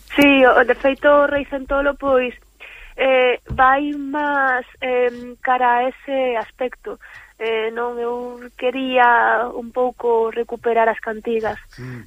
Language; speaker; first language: Galician; native; Galician